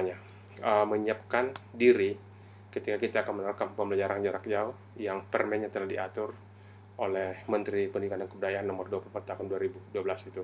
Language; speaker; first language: Indonesian; native; Indonesian